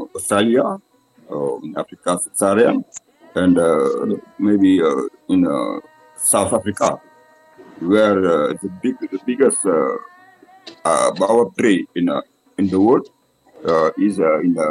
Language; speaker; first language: English; non-native, learner; Wolof